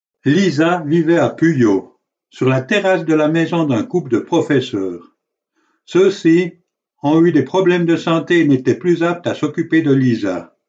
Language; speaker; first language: French; native; French